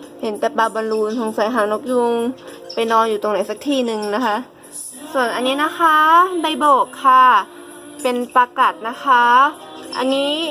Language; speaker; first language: Thai; native; Thai